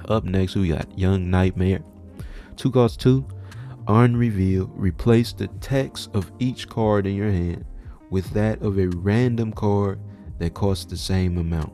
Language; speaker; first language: English; native; English